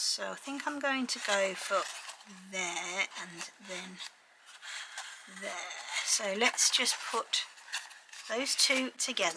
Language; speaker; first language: English; native; English